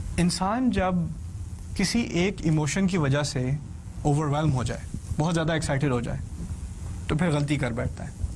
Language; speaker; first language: Urdu; early bilingual, heritage; Urdu